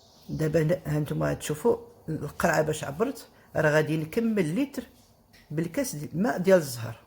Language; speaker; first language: Arabic; native; Arabic